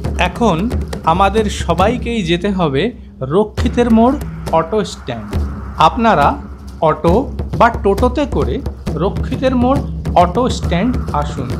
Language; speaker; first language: Bangla; non-native, fluent; Hindi